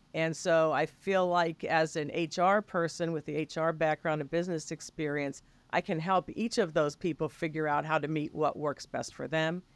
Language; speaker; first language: English; native; English